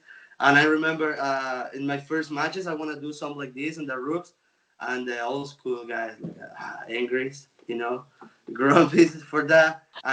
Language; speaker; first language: English; non-native, local second language; Spanish